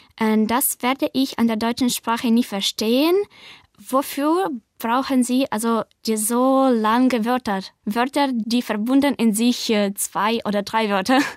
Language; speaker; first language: German; non-native, learner; Ukrainian